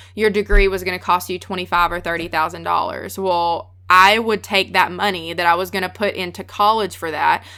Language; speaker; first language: English; native; English